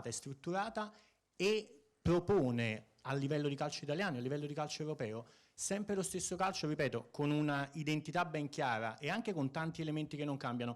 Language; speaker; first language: Italian; native; Italian